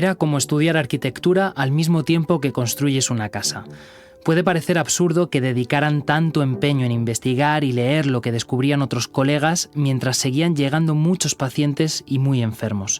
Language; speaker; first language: Spanish; native; Spanish